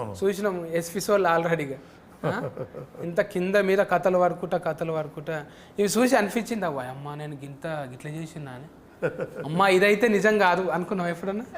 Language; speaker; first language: Telugu; native; Telugu